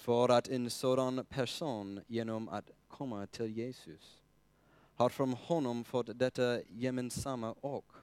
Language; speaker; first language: Swedish; non-native, fluent; English